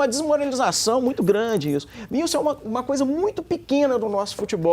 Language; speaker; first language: Portuguese; native; Portuguese